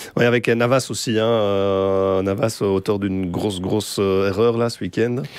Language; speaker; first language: French; native; French